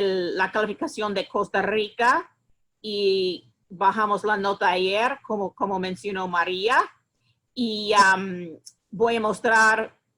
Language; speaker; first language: Spanish; non-native, fluent; English